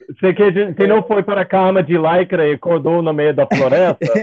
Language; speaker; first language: Portuguese; non-native, fluent; English